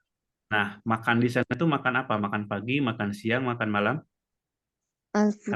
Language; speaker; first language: Indonesian; native; Indonesian